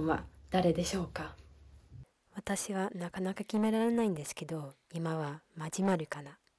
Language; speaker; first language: Japanese; non-native, fluent; Dutch